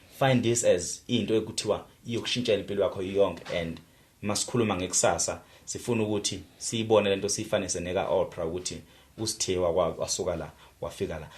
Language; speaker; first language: Zulu; native; Zulu